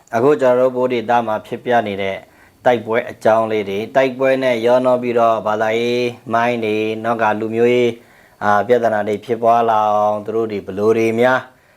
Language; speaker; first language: Burmese; non-native, local second language; Pa'o Karen